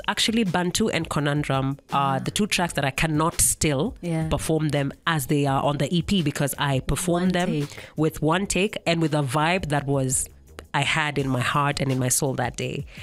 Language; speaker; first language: English; non-native, local second language; Kamba